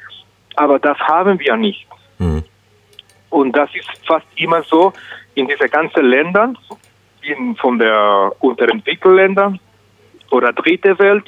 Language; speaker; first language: German; non-native, learner; Spanish